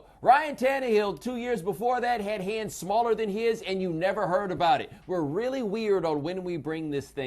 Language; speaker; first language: English; native; English